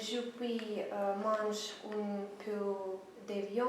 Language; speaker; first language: French; non-native, learner; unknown